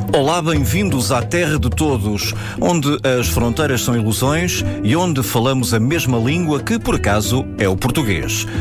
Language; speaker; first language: Portuguese; native; Portuguese